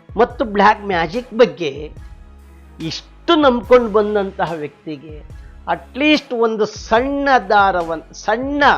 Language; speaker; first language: Kannada; native; Kannada